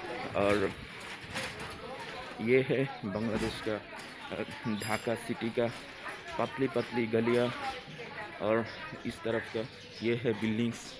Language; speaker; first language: Hindi; non-native, learner; Bangla